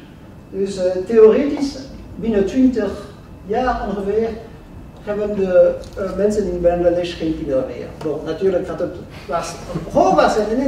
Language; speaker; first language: Dutch; non-native, local second language; French